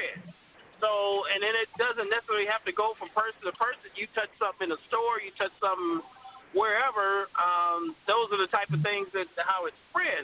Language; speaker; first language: English; native; English